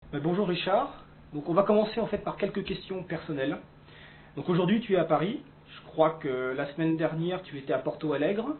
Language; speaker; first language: French; native; French